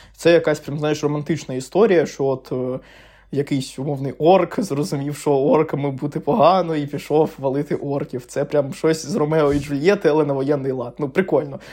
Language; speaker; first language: Ukrainian; non-native, local second language; Russian